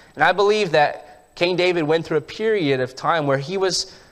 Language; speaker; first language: English; early bilingual, heritage; English